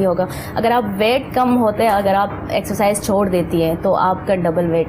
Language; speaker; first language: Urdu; non-native, local second language; Pashto